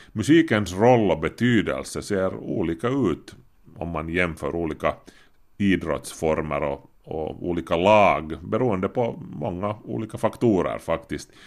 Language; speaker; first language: Swedish; native; Swedish